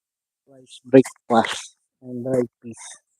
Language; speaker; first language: English; non-native, learner; Bikol